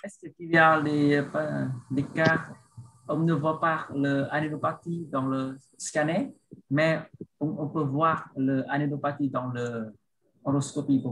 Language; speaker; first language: French; non-native, learner; Vietnamese